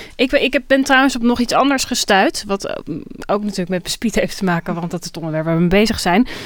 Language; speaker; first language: Dutch; native; Dutch